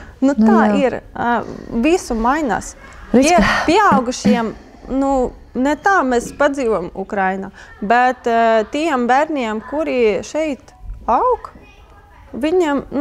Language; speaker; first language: Latvian; non-native, learner; Ukrainian